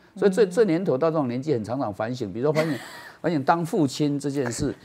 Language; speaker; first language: Chinese; non-native, local second language; Min Nan Chinese